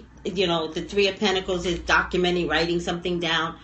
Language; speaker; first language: English; native; English